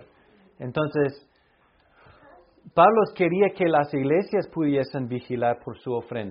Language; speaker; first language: Spanish; non-native, fluent; English